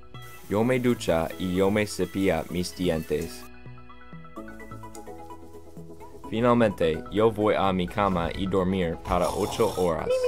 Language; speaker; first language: Spanish; non-native, learner; English